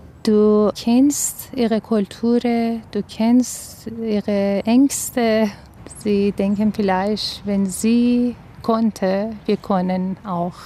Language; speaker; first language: German; non-native, fluent; Persian